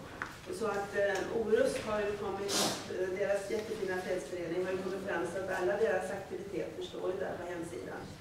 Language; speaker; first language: Swedish; native; Swedish